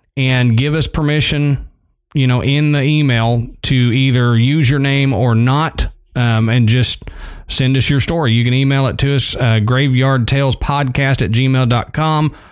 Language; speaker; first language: English; native; English